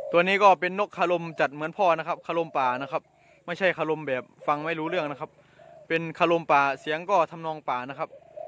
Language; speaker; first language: Thai; non-native, local second language; Northeastern Thai